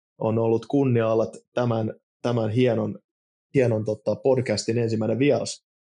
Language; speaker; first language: Finnish; native; Finnish